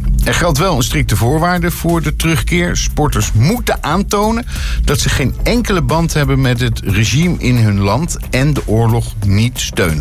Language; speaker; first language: Dutch; native; Dutch